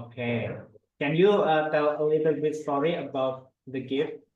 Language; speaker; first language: English; non-native, fluent; Indonesian